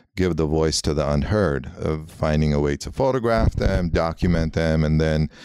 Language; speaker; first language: English; early bilingual, other home language; Armenian